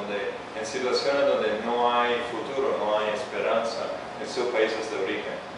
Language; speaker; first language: Spanish; non-native, fluent; Italian